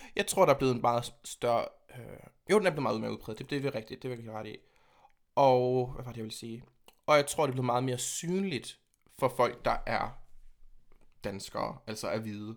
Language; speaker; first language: Danish; native; Danish